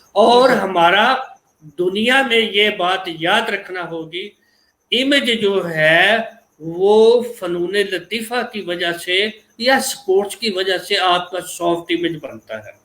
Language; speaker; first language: Urdu; non-native, local second language; Punjabi